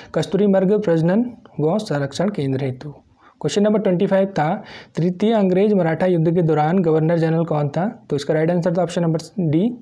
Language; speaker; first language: Hindi; native; Hindi